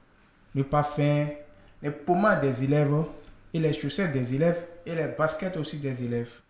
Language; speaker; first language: French; non-native, learner; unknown